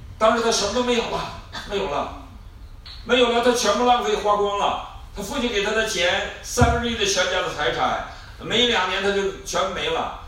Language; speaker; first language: Chinese; native; Chinese